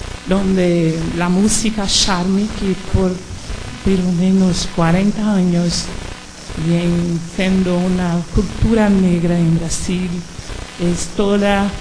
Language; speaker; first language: Spanish; non-native, fluent; Portuguese